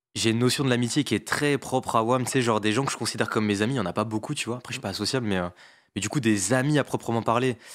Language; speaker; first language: French; native; French